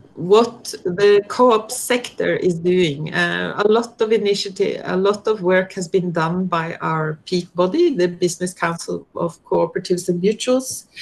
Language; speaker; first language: English; non-native, fluent; Norwegian